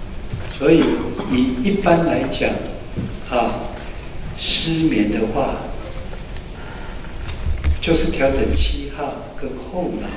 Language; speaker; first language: Chinese; native; Chinese